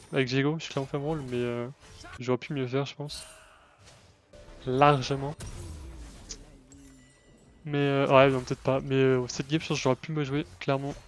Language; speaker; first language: French; native; French